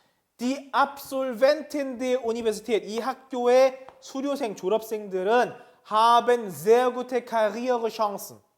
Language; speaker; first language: German; non-native, fluent; Korean